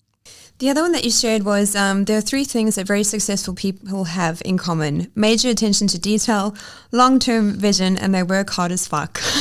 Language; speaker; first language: English; native; English